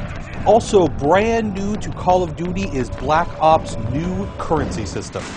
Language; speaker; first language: English; native; English